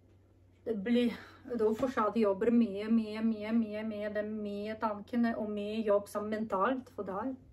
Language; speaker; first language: Norwegian; non-native, learner; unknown